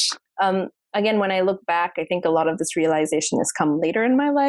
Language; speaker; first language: English; non-native, local second language; Sindhi